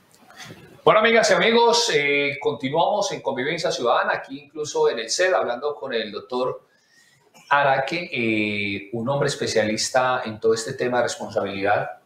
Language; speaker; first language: Spanish; native; Spanish